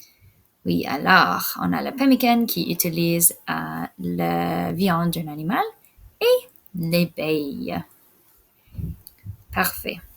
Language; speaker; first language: French; non-native, local second language; English